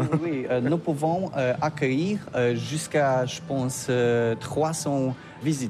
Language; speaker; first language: French; non-native, learner; Polish